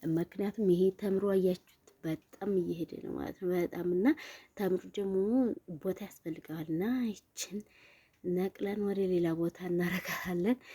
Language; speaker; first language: Amharic; native; Amharic